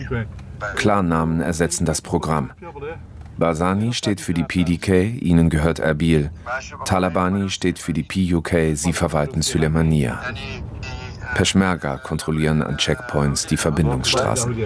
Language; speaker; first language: German; native; German